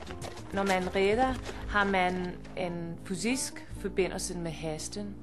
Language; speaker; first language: Danish; non-native, learner; English